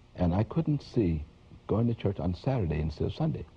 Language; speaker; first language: English; native; English